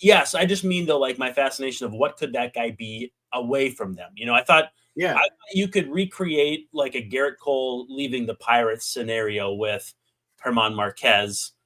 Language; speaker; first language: English; native; English